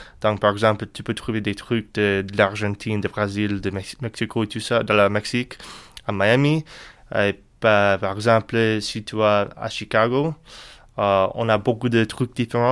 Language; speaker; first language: French; non-native, learner; English